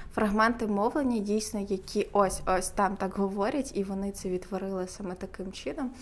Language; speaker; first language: Ukrainian; native; Ukrainian